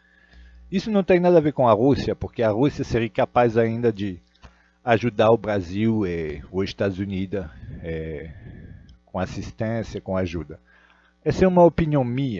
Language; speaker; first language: Portuguese; non-native, fluent; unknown